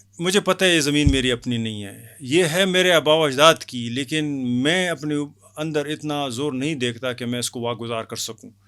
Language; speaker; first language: Urdu; non-native, local second language; Pashto